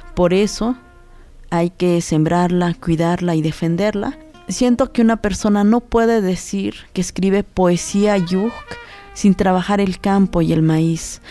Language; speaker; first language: Spanish; non-native, local second language; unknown